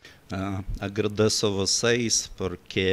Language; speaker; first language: Portuguese; non-native, learner; Russian